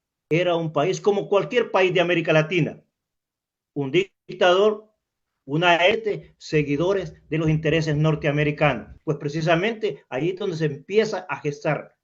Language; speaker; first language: Spanish; native; Spanish